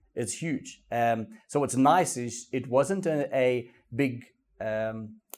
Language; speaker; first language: English; native; English